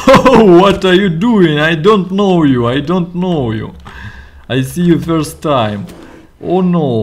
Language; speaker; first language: English; non-native, learner; Russian